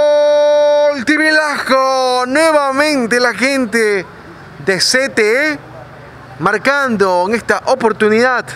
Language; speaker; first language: Spanish; native; Spanish